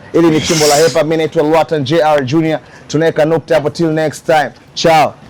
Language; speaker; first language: Swahili; native; Swahili